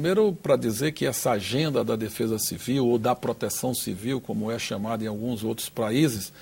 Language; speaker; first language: Portuguese; native; Portuguese